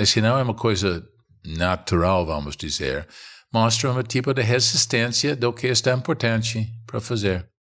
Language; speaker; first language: Portuguese; non-native, fluent; English